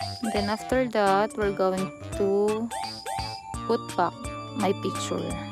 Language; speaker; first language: English; non-native, local second language; Filipino